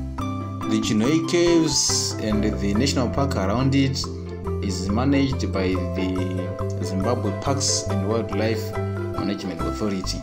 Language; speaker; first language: English; non-native, local second language; Shona